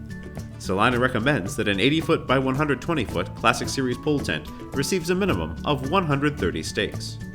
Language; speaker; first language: English; native; English